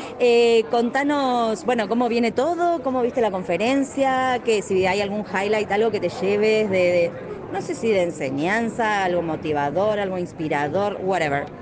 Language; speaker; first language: Spanish; native; Spanish